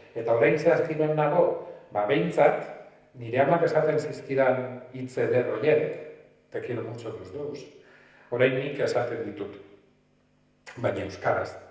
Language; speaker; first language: Basque; non-native, local second language; Spanish